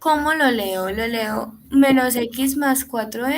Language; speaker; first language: Spanish; native; Spanish